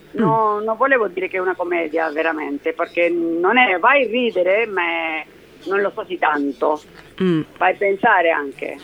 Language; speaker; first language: Italian; early bilingual, heritage; Spanish